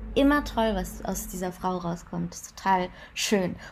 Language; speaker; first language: German; native; German